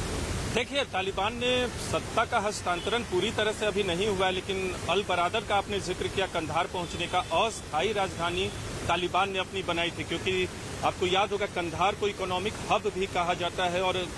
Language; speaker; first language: Hindi; native; Hindi